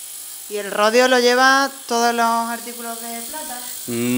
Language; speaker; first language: Spanish; native; Spanish